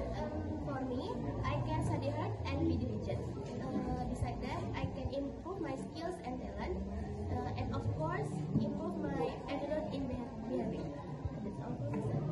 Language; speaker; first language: English; non-native, learner; Indonesian